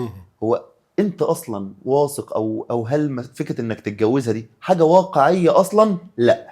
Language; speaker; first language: Arabic; native; Arabic